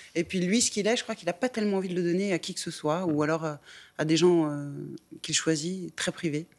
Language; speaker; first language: French; native; French